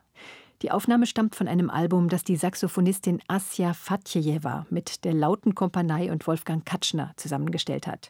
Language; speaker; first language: German; native; German